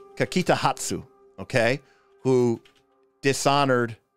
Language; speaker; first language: English; native; English